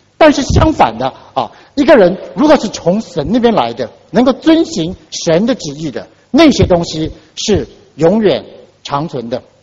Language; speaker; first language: Chinese; native; Chinese